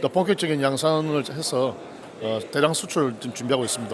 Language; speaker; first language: Korean; native; Korean